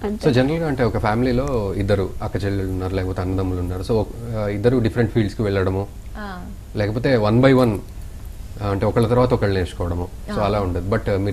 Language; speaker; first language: Telugu; native; Telugu